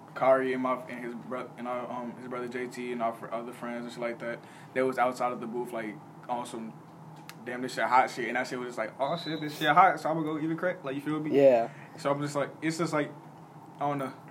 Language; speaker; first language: English; native; English